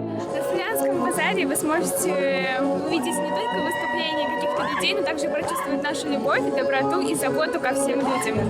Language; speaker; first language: Russian; native; Russian